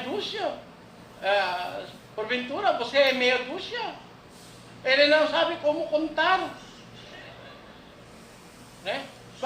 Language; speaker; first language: Portuguese; non-native, learner; Filipino